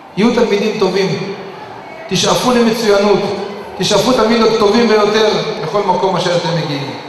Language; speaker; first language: Hebrew; non-native, local second language; Arabic